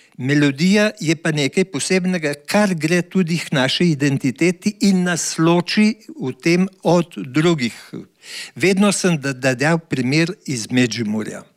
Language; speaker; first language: Slovenian; native; Slovenian